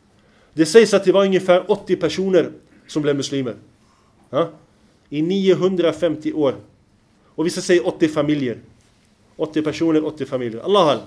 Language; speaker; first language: Swedish; non-native, fluent; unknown